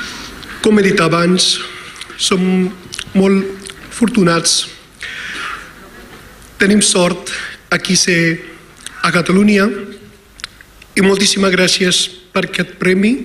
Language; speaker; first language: Catalan; non-native, fluent; Punjabi